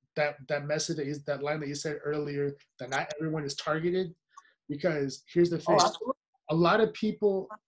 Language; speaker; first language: English; early bilingual, other home language; Spanish